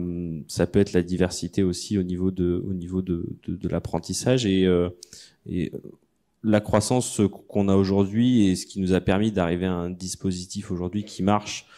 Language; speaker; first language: French; native; French